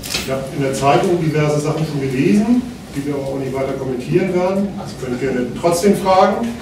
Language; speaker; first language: German; native; German